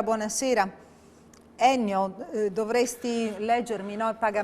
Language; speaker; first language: Italian; native; Italian